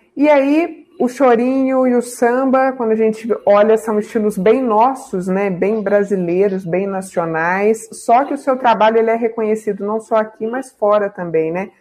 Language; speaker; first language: Portuguese; native; Portuguese